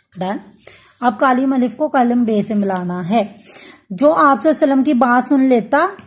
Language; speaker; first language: Urdu; non-native, local second language; Punjabi